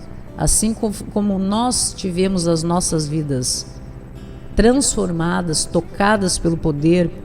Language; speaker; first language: Portuguese; native; Portuguese